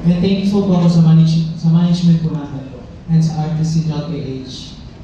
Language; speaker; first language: Filipino; non-native, local second language; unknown